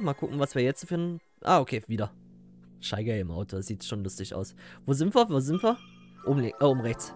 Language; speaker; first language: German; native; German